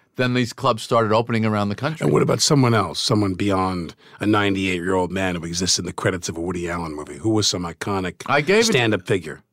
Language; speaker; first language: English; native; English